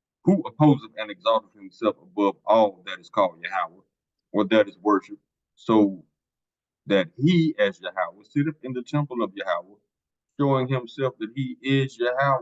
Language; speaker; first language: English; native; English